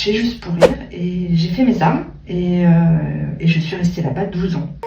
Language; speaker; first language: French; native; French